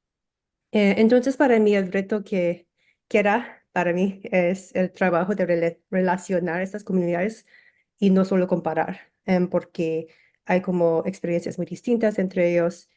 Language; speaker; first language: Spanish; early bilingual, heritage; English